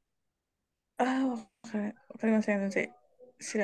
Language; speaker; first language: Japanese; non-native, learner; Indonesian